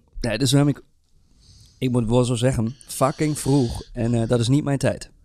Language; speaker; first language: Dutch; non-native, fluent; German